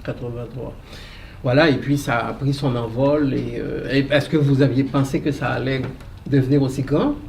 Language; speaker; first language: French; native; French